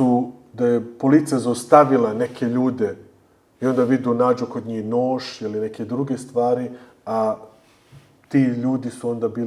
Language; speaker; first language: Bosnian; early bilingual, heritage; Bosnian